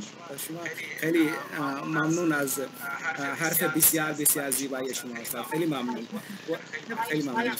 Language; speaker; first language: Persian; non-native, learner; Hindi